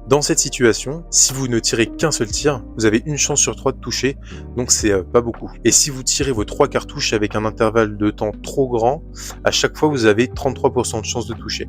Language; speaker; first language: French; native; French